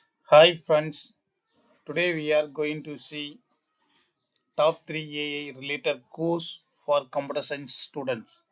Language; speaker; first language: English; non-native, local second language; Tamil